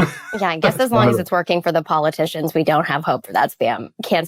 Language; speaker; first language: English; native; English